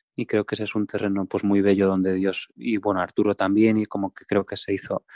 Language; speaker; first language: Spanish; native; Spanish